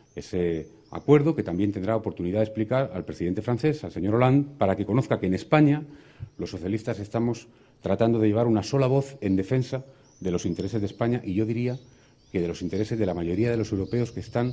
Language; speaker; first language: Spanish; native; Spanish